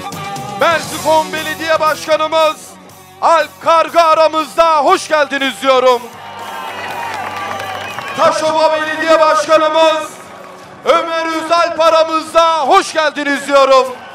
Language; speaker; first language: Turkish; native; Turkish